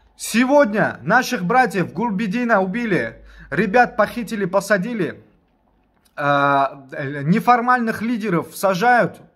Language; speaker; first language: Russian; non-native, local second language; Tajik